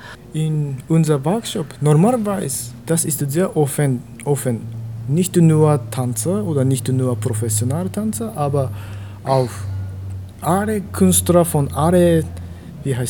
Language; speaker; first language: German; non-native, learner; Japanese